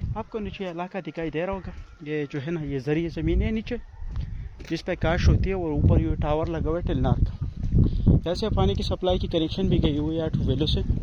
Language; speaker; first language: Urdu; non-native, local second language; Pashto